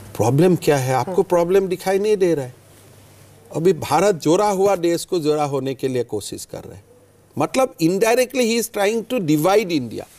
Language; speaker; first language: Hindi; non-native, local second language; Assamese